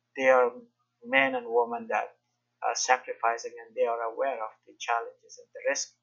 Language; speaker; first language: English; non-native, fluent; Persian